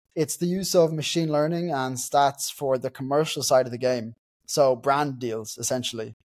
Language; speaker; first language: English; native; English